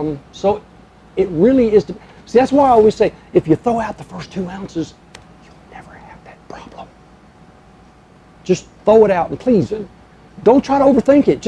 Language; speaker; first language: English; native; English